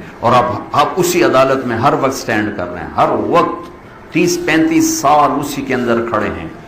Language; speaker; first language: Urdu; non-native, local second language; Punjabi